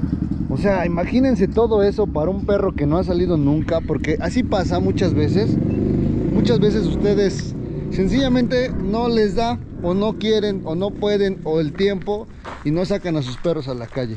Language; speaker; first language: Spanish; native; Spanish